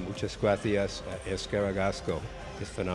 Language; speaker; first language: Spanish; non-native, learner; English